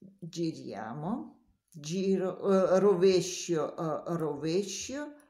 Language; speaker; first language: Italian; non-native, learner; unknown